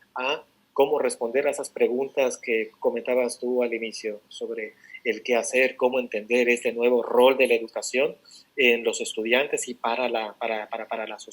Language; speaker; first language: Spanish; native; Spanish